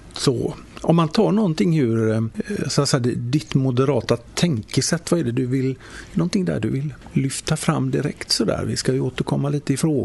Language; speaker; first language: Swedish; native; Swedish